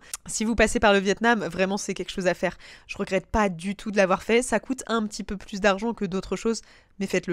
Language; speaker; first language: French; native; French